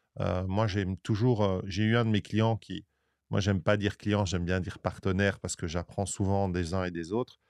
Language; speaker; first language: French; native; French